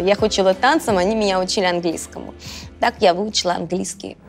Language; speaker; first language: Russian; native; Russian